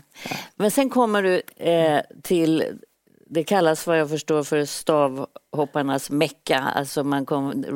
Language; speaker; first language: Swedish; native; Swedish